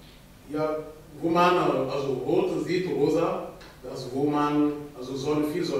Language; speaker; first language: German; non-native, fluent; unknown